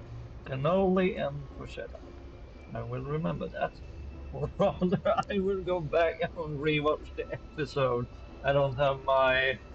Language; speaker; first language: English; non-native, fluent; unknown